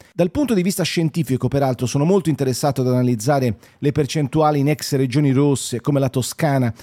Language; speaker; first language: Italian; native; Italian